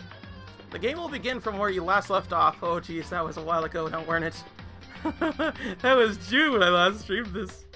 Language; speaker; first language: English; native; English